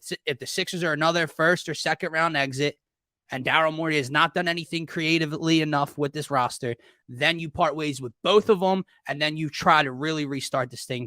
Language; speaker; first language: English; native; English